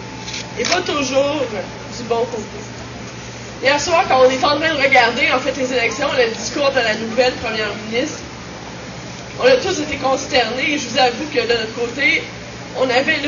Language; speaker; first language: French; native; French